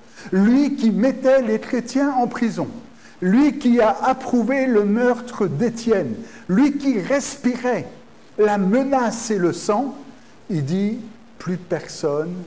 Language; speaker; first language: French; native; French